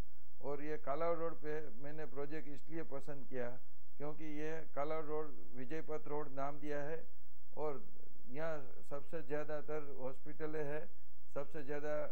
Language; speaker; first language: Hindi; non-native, local second language; Gujarati